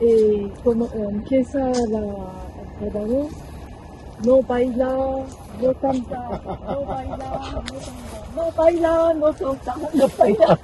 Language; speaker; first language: Spanish; non-native, learner; French